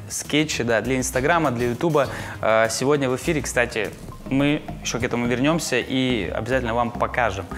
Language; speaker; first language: Russian; native; Russian